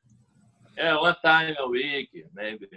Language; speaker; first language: English; non-native, learner; Portuguese